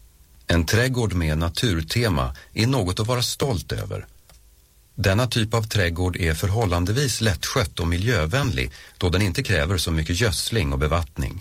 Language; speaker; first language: Swedish; native; Swedish